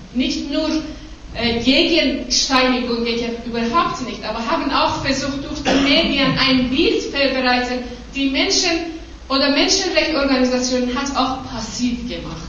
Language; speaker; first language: German; non-native, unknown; Persian